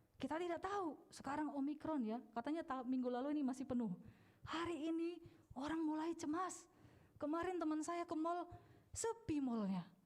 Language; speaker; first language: Indonesian; non-native, local second language; Batak Toba